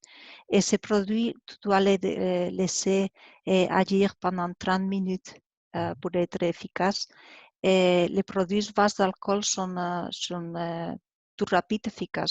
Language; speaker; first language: French; non-native, learner; Spanish